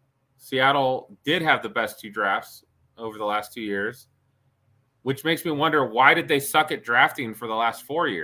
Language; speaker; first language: English; native; English